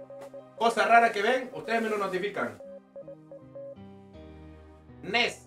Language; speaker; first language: Spanish; native; Spanish